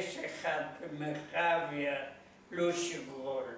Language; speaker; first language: Hebrew; non-native, learner; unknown